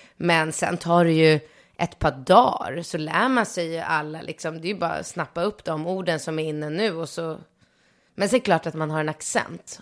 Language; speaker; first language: Swedish; early bilingual, other home language; Polish